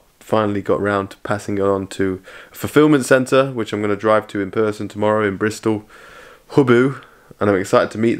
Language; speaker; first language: English; native; English